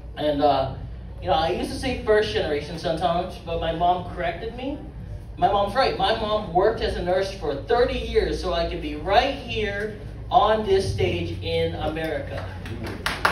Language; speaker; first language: English; native; English